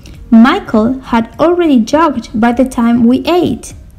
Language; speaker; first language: English; non-native, fluent; Spanish